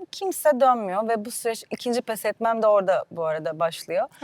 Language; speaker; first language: Turkish; early bilingual, heritage; Turkish